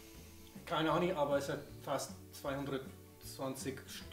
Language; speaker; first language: German; non-native, learner; English